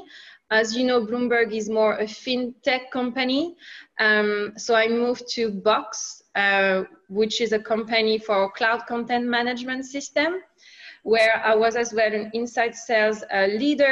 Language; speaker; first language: English; non-native, fluent; French